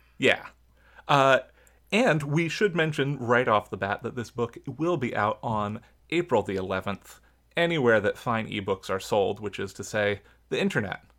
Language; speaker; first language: English; native; English